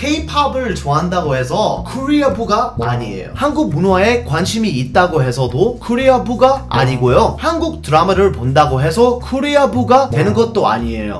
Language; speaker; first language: Korean; non-native, fluent; English